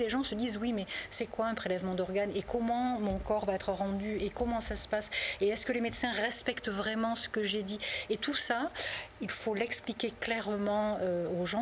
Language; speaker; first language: French; native; French